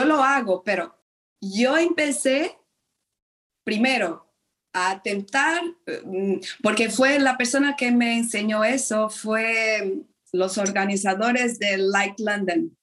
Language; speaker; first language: Spanish; non-native, fluent; Portuguese